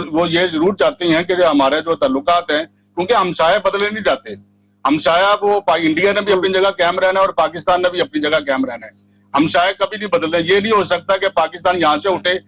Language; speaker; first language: Urdu; non-native, local second language; Punjabi